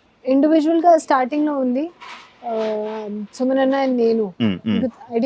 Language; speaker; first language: Telugu; non-native, learner; Hindi